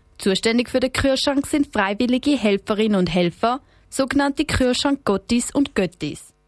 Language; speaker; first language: German; native; German